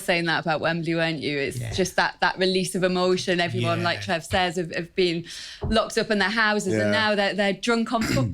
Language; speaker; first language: English; native; English